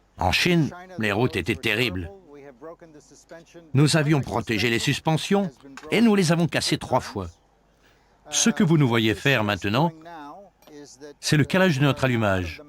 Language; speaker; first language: French; native; French